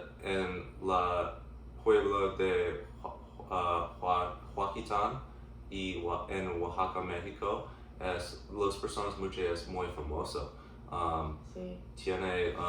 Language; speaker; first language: Spanish; non-native, learner; English